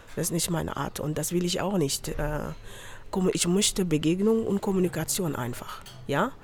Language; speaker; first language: German; non-native, fluent; Wolof